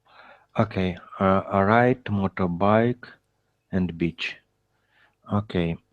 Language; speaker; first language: English; non-native, learner; Russian